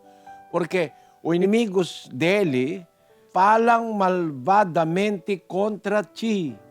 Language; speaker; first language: Portuguese; non-native, fluent; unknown